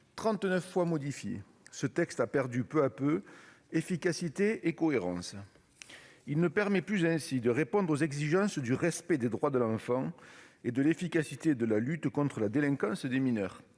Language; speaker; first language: French; native; French